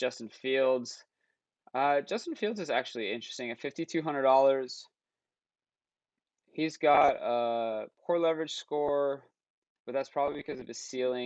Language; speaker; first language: English; native; English